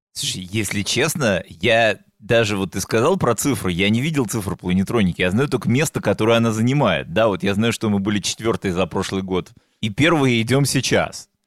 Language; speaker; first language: Russian; native; Russian